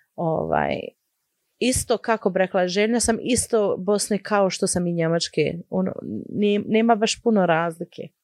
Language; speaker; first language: Croatian; early bilingual, heritage; Bosnian